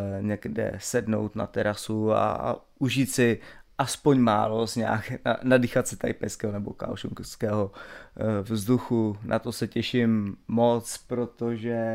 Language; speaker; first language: Czech; native; Czech